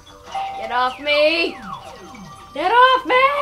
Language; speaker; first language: English; native; English